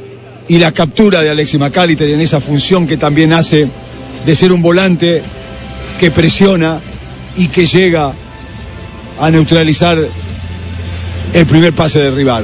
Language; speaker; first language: Spanish; native; Spanish